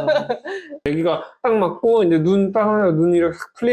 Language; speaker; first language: Korean; native; Korean